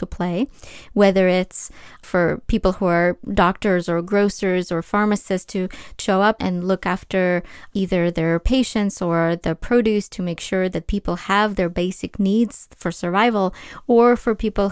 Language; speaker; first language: English; non-native, fluent; Ukrainian